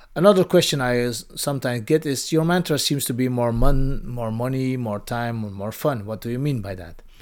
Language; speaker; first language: English; non-native, fluent; Dutch